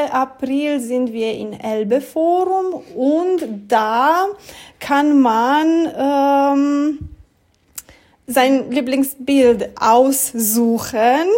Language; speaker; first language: German; non-native, fluent; Romanian